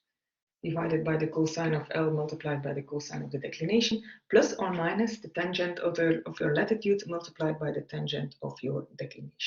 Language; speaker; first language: English; non-native, fluent; Dutch